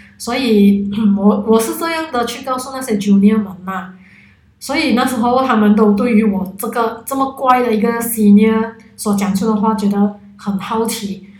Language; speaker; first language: Chinese; non-native, local second language; Cantonese